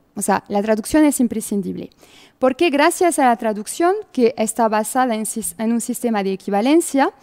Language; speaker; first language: Spanish; non-native, fluent; French